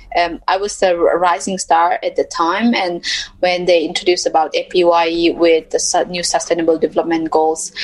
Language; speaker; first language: English; non-native, local second language; Mizo